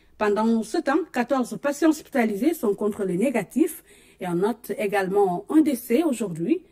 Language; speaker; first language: French; non-native, local second language; Wolof